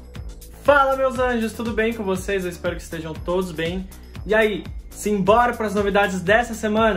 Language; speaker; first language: Portuguese; native; Portuguese